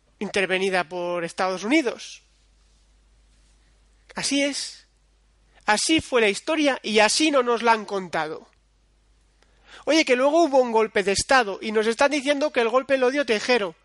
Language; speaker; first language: Spanish; native; Spanish